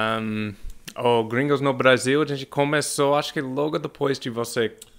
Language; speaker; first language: Portuguese; non-native, fluent; English